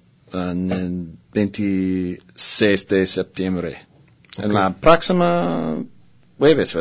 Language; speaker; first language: Spanish; non-native, learner; English